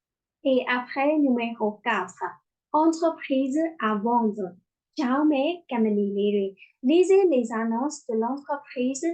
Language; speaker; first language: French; non-native, fluent; Burmese